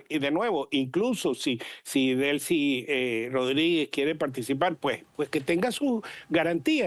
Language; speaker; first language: Spanish; native; Spanish